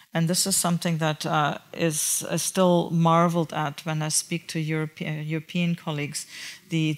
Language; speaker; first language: English; non-native, fluent; German